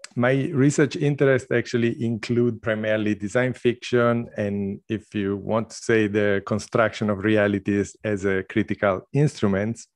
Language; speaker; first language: English; non-native, fluent; Italian